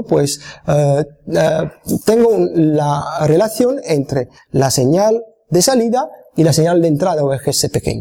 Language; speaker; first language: Spanish; non-native, fluent; Italian